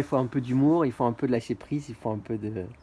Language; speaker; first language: French; native; French